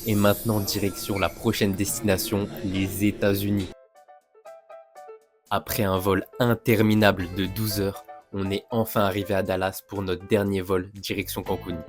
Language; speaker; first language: French; native; French